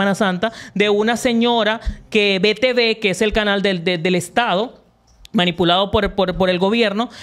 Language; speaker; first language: Spanish; native; Spanish